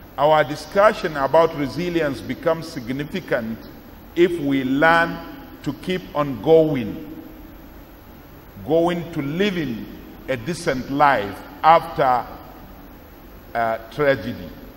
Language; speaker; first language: English; non-native, local second language; Hausa